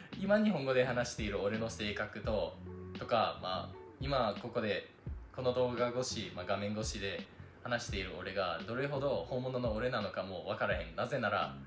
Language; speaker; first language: Japanese; non-native, fluent; English